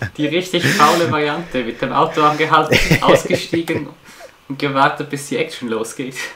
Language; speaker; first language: German; native; German